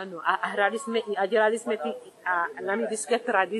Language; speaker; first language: Czech; early bilingual, other home language; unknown